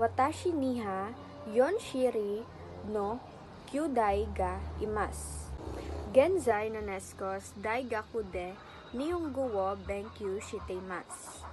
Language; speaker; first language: Japanese; non-native, learner; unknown